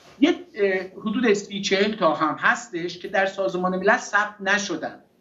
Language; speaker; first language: Persian; non-native, local second language; Azerbaijani